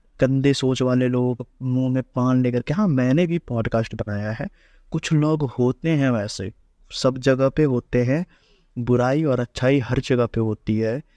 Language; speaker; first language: Hindi; native; Hindi